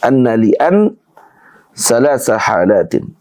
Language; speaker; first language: Arabic; non-native, fluent; Malay